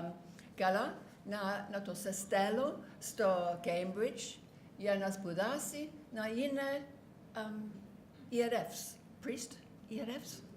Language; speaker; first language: Greek; non-native, learner; English